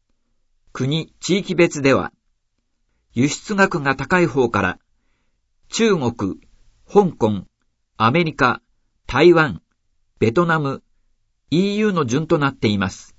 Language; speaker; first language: Japanese; native; Japanese